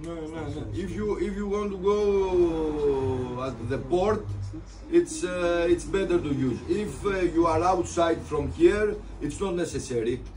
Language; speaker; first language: English; non-native, learner; Greek